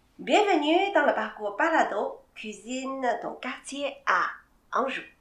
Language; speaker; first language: French; non-native, fluent; Chinese